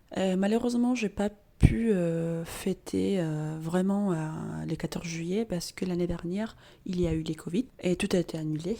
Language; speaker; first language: French; non-native, fluent; Spanish